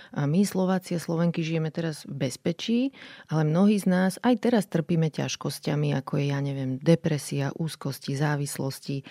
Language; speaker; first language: Slovak; native; Slovak